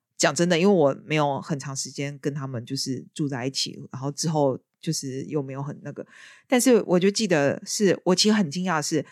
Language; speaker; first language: Chinese; native; Chinese